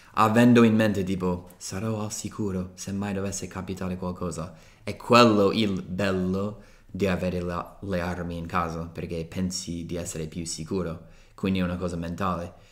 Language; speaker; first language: Italian; non-native, fluent; English